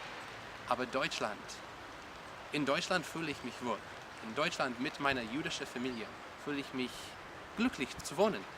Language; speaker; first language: German; non-native, learner; English